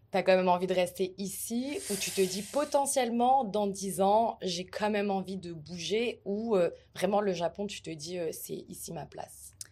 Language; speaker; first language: French; native; French